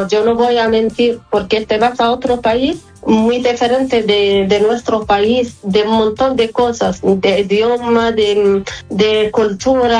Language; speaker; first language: Spanish; non-native, fluent; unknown